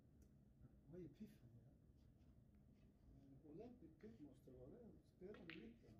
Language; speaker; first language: Swedish; non-native, local second language; Turkish